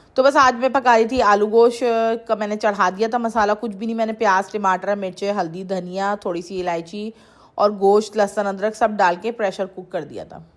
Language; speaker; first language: Urdu; native; Urdu